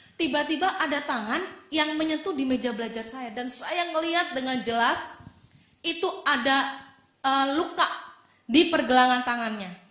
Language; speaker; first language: Indonesian; native; Indonesian